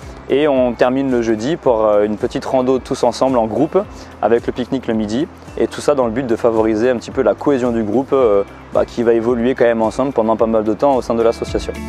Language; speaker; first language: French; native; French